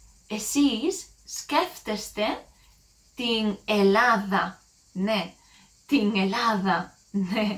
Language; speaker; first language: Greek; non-native, learner; English